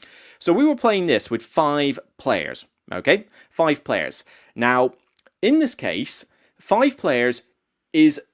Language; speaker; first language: English; native; English